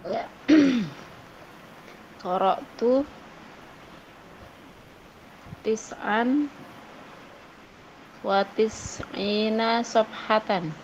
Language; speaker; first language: Arabic; non-native, learner; Indonesian